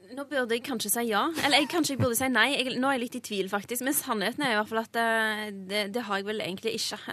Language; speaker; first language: Norwegian; early bilingual, other home language; Urdu